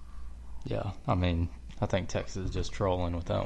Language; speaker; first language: English; native; English